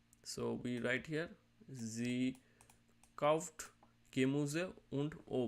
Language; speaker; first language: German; non-native, learner; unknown